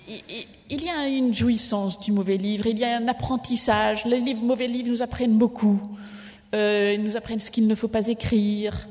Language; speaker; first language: French; native; French